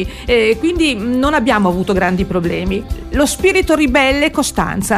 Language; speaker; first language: Italian; native; Italian